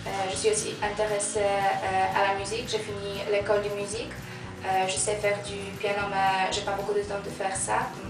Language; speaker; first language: French; non-native, fluent; Polish